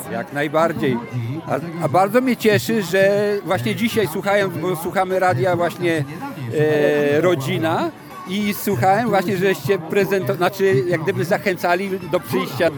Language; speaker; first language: Polish; native; Polish